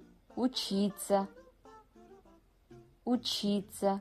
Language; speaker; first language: Russian; non-native, fluent; Kazakh